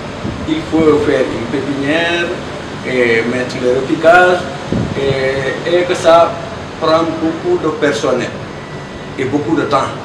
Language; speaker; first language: French; non-native, local second language; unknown